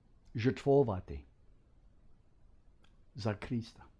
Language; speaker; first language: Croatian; non-native, fluent; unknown